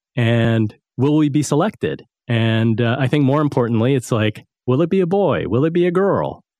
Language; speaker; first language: English; native; English